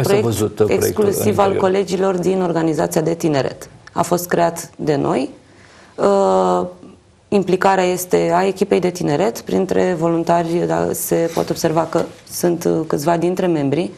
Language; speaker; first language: Romanian; native; Romanian